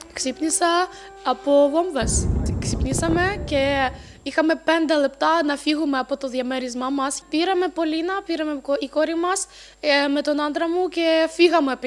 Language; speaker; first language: Greek; non-native, fluent; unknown